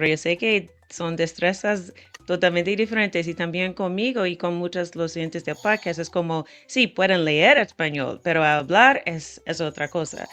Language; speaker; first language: Spanish; non-native, fluent; English